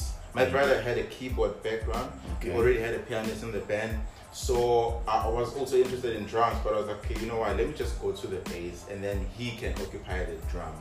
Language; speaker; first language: English; non-native, local second language; Zulu